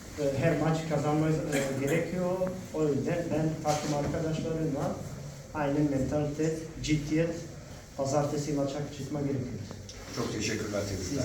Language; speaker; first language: Turkish; non-native, fluent; Bosnian